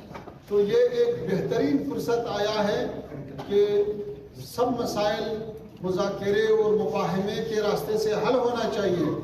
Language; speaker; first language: Hindi; non-native, fluent; Pashto